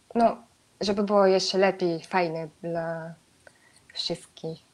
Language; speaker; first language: Polish; non-native, fluent; Japanese